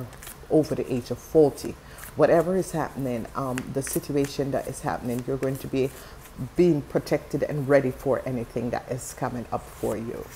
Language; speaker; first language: English; non-native, fluent; Dutch